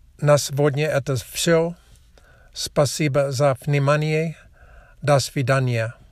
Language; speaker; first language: Russian; non-native, learner; English